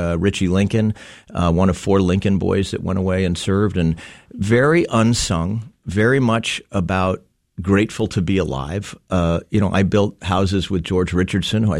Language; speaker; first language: English; native; English